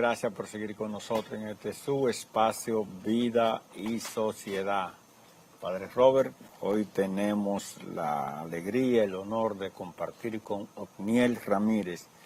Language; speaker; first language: Spanish; native; Spanish